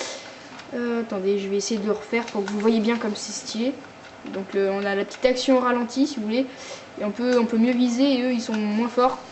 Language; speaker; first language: French; native; French